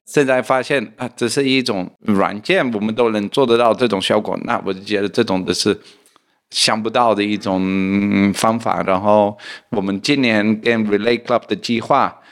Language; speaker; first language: Chinese; non-native, fluent; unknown